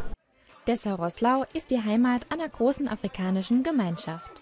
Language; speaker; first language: German; native; German